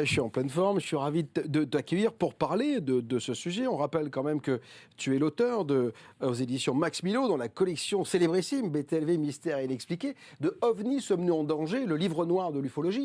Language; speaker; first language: French; native; French